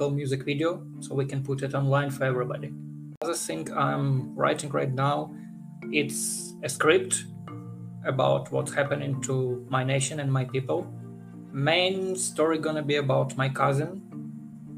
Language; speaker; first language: English; non-native, fluent; Ukrainian